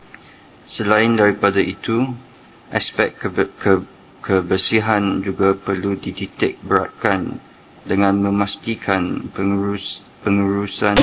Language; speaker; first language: Malay; native; Malay